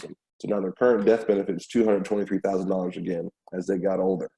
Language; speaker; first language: English; native; English